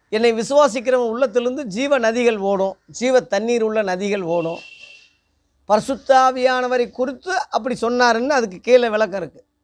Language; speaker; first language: Tamil; non-native, local second language; Telugu